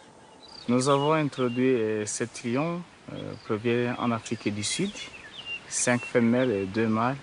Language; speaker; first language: French; non-native, local second language; Kinyarwanda